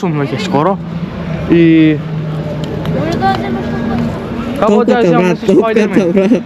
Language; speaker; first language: Macedonian; non-native, local second language; Romany